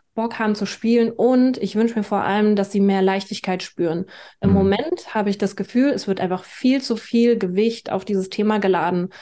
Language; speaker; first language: German; native; German